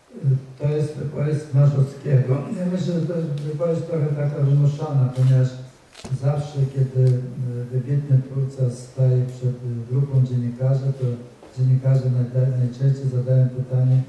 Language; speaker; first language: Polish; native; Polish